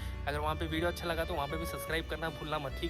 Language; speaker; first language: Hindi; non-native, local second language; Bangla